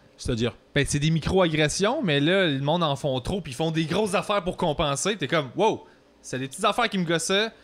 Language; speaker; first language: French; native; French